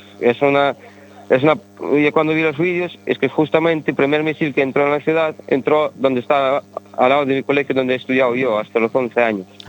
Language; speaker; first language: Spanish; early bilingual, other home language; Ukrainian